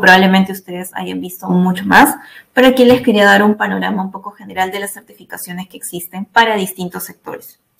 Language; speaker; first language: Spanish; native; Spanish